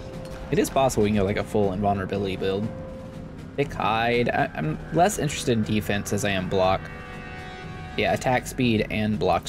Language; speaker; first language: English; native; English